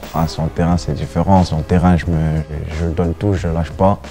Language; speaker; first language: French; native; French